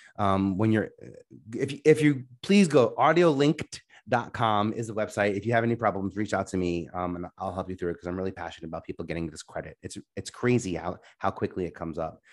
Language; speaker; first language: English; native; English